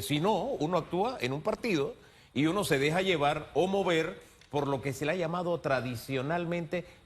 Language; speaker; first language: Spanish; native; Spanish